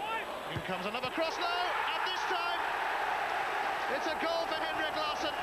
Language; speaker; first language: English; native; English